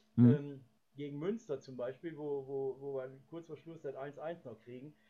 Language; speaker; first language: German; native; German